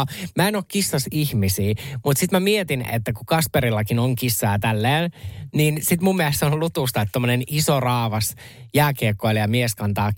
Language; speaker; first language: Finnish; native; Finnish